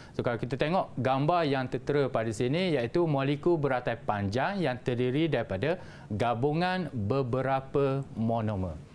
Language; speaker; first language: Malay; native; Malay